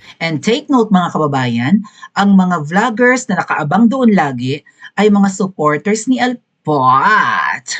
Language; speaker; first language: Filipino; native; Filipino